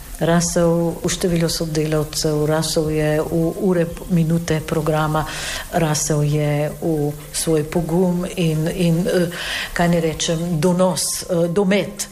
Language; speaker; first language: Slovenian; native; Slovenian